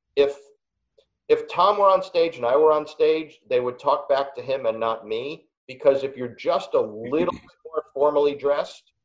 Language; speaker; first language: English; native; English